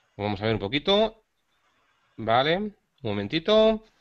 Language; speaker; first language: Spanish; native; Spanish